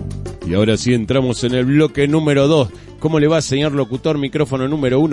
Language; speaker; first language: Spanish; native; Spanish